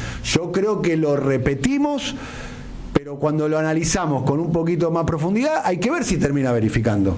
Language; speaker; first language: Spanish; native; Spanish